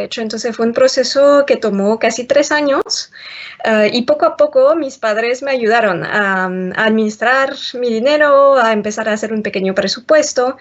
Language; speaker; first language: Spanish; non-native, fluent; French